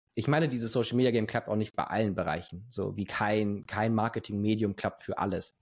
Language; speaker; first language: German; early bilingual, other home language; Spanish